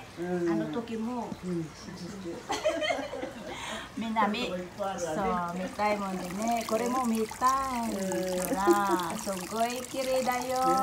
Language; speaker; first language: Japanese; non-native, learner; Cebuano